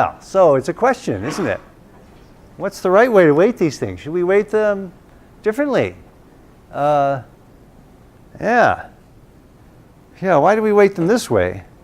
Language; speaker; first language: English; native; English